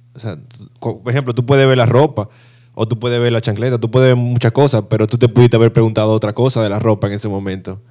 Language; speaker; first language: Spanish; native; Spanish